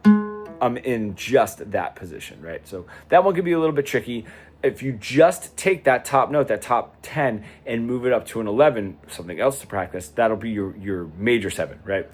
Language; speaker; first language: English; native; English